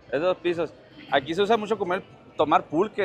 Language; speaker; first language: Spanish; native; Spanish